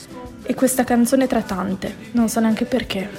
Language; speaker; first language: Italian; native; Italian